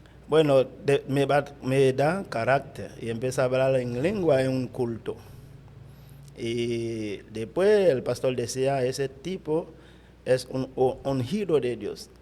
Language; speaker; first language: Spanish; non-native, fluent; Haitian Creole